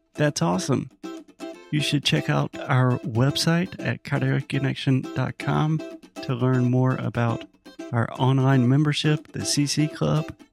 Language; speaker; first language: English; native; English